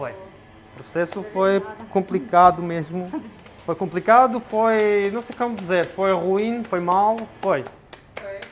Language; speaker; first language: Portuguese; non-native, fluent; Arabic